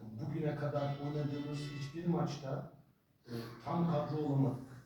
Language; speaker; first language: Turkish; native; Turkish